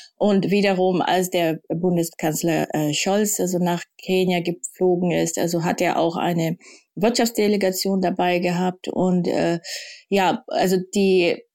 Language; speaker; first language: German; non-native, fluent; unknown